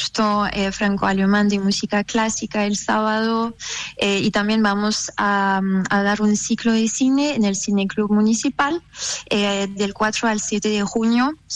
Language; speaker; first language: Spanish; non-native, fluent; French